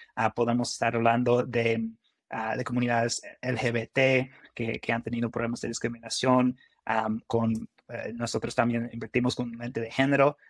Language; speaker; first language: Spanish; non-native, fluent; English